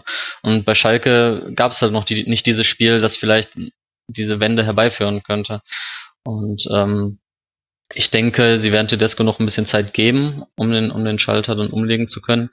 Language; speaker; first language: German; native; German